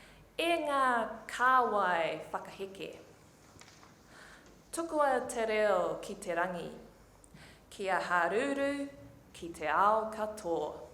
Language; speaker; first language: Māori; non-native, local second language; English